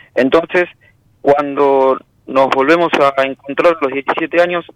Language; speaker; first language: Spanish; native; Spanish